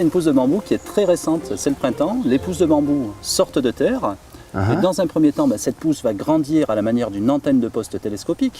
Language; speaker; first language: French; native; French